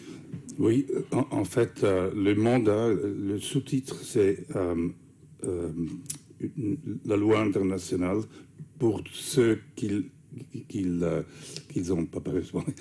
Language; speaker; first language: French; non-native, fluent; English